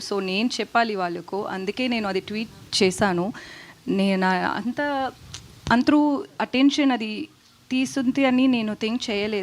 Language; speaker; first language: Telugu; non-native, learner; Tamil